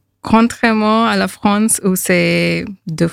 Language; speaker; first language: French; non-native, fluent; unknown